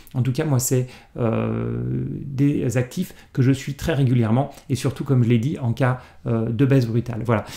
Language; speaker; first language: French; native; French